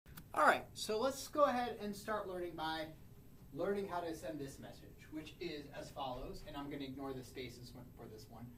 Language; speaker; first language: English; native; English